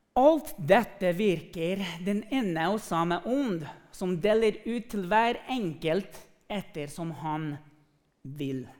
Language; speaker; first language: Norwegian; non-native, fluent; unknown